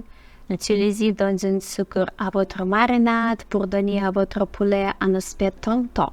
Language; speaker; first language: French; non-native, fluent; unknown